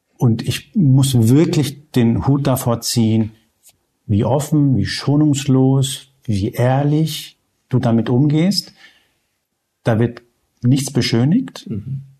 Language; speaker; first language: German; early bilingual, other home language; Spanish